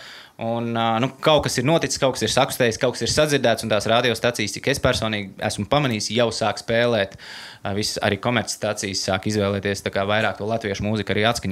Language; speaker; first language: Latvian; native; Latvian